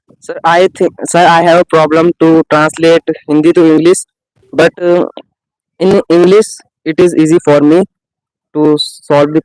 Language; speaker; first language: English; non-native, learner; Hindi